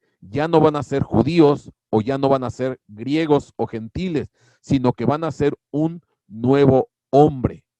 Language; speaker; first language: Spanish; native; Spanish